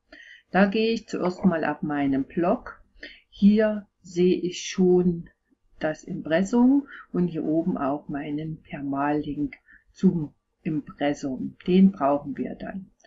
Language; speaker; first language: German; native; German